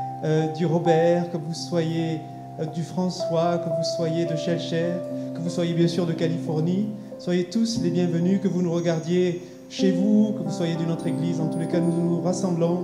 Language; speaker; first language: French; native; French